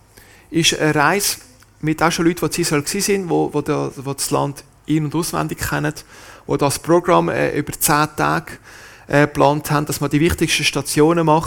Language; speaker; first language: German; native; German